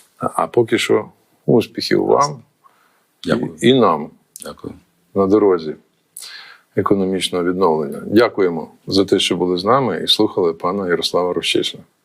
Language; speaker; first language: Ukrainian; native; Ukrainian